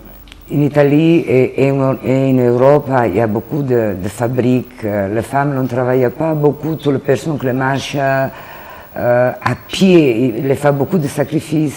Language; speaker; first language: French; non-native, learner; Italian